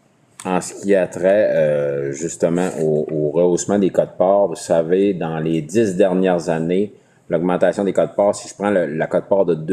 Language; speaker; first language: French; native; French